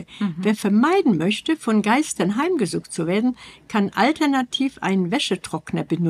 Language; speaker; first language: German; native; German